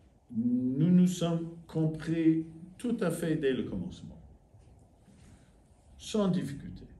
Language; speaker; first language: French; non-native, fluent; English